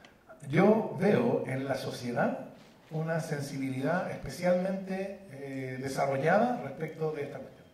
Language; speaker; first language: Spanish; native; Spanish